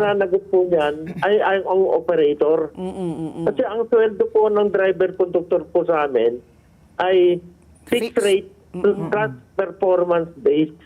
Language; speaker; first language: Filipino; native; Filipino